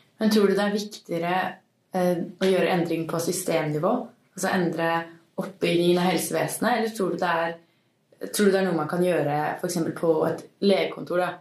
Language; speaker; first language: Norwegian; native; Norwegian